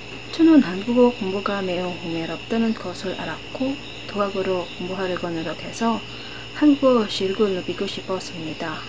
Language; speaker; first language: Korean; non-native, learner; Filipino